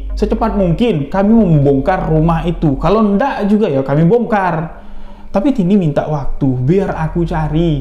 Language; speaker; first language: Indonesian; native; Indonesian